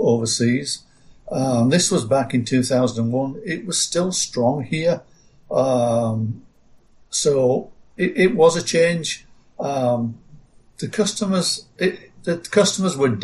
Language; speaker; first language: English; native; English